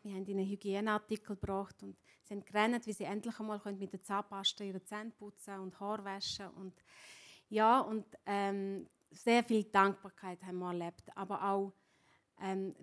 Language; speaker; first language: German; non-native, fluent; Ukrainian